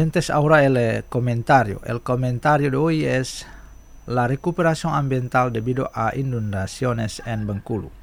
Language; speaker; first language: Spanish; non-native, fluent; Indonesian